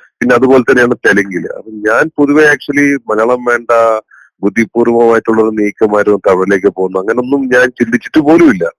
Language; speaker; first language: Malayalam; native; Malayalam